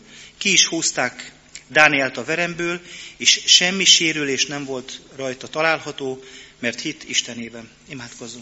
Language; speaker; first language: Hungarian; native; Hungarian